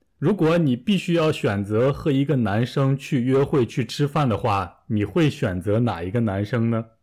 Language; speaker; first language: Chinese; native; Chinese